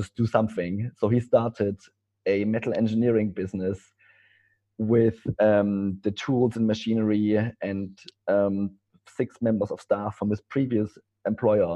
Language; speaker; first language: English; non-native, fluent; German